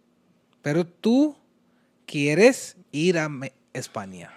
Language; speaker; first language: Spanish; non-native, learner; Hindi